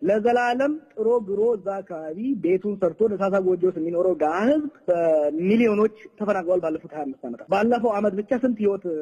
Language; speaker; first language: Amharic; non-native, local second language; Oromo